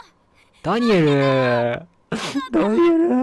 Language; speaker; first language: Japanese; native; Japanese